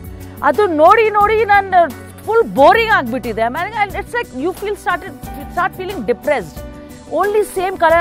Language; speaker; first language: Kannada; non-native, local second language; Hindi